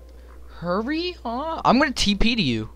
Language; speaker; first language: English; native; English